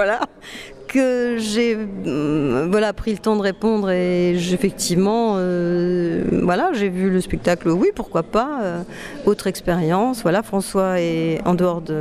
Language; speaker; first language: French; native; French